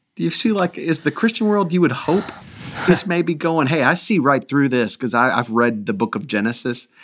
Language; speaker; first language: English; native; English